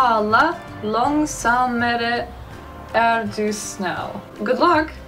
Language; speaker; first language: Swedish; non-native, learner; German